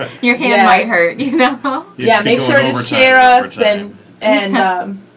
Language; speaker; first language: English; native; English